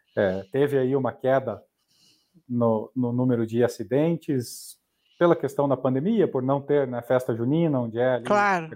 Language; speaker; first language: Portuguese; native; Portuguese